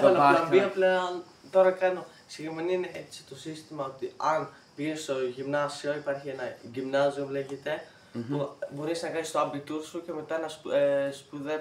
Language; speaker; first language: Greek; early bilingual, heritage; Greek